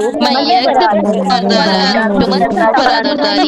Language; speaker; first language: Persian; non-native, learner; Urdu